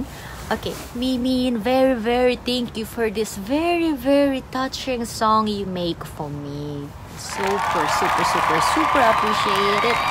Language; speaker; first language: English; non-native, local second language; Filipino